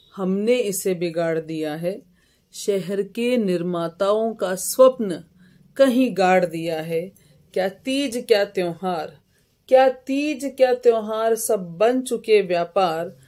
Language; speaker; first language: Hindi; native; Hindi